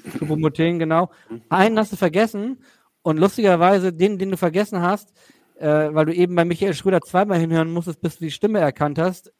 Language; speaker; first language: German; native; German